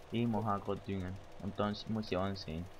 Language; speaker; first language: German; native; German